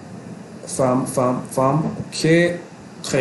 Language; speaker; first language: French; non-native, fluent; Malay